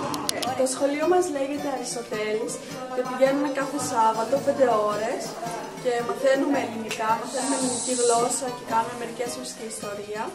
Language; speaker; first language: Greek; early bilingual, heritage; Greek